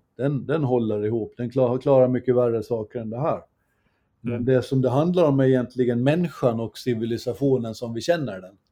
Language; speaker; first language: Swedish; native; Swedish